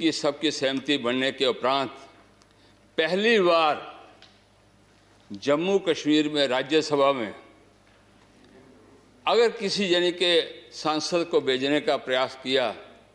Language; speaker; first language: Hindi; non-native, local second language; Dogri